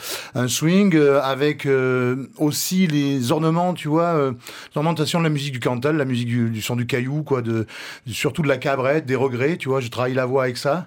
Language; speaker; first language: French; native; French